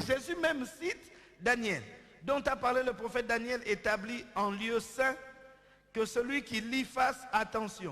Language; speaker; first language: French; non-native, local second language; Lingala